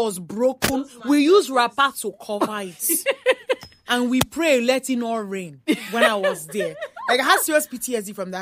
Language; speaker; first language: English; non-native, local second language; Igbo